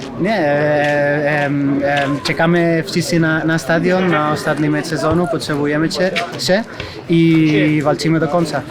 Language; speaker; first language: Polish; non-native, learner; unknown